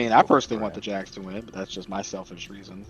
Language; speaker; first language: English; native; English